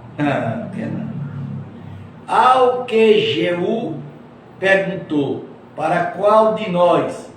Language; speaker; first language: Portuguese; native; Portuguese